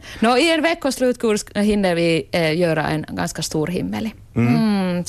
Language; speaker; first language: Swedish; non-native, local second language; Finnish